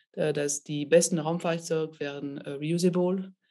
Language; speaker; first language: German; non-native, fluent; French